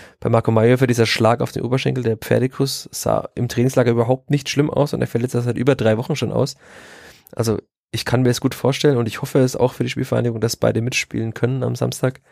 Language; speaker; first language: German; native; German